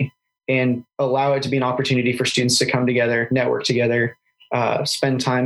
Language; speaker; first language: English; native; English